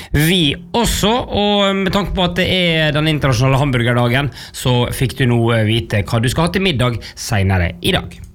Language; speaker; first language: Norwegian; native; Norwegian